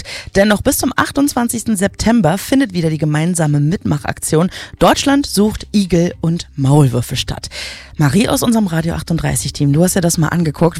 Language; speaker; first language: German; native; German